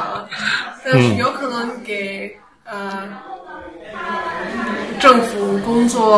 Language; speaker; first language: Chinese; early bilingual, heritage; Chinese